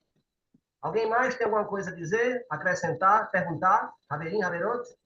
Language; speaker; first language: Portuguese; native; Portuguese